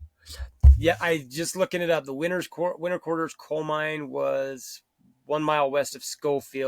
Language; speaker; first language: English; native; English